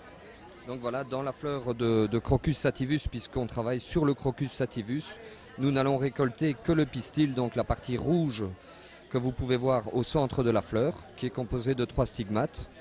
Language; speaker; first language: French; native; French